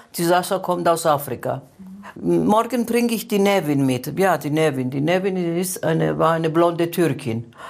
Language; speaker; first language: German; non-native, fluent; Greek